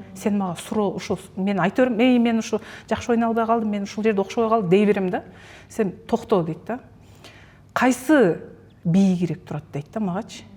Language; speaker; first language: Kyrgyz; native; Kyrgyz